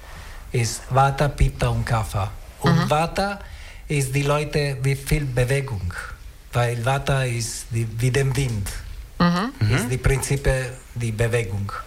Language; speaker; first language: German; non-native, learner; Italian